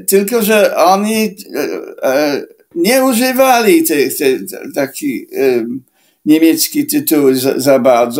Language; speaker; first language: Polish; non-native, fluent; English